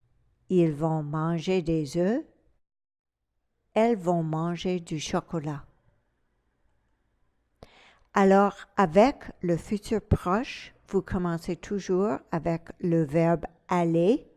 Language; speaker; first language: French; non-native, fluent; English